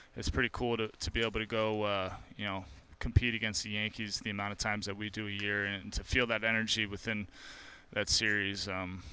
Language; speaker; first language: English; native; English